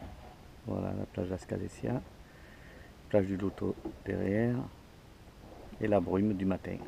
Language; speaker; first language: French; native; French